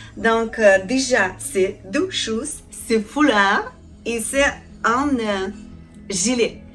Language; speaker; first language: French; non-native, learner; Ukrainian